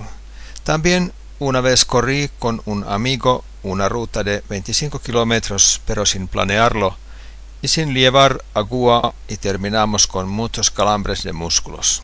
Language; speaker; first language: Spanish; non-native, fluent; Finnish